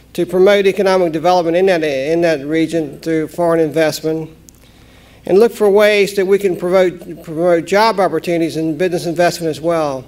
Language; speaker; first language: English; native; English